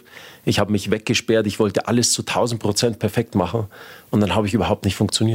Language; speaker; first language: German; native; German